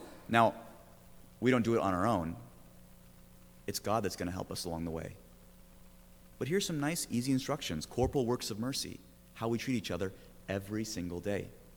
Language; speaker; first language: English; native; English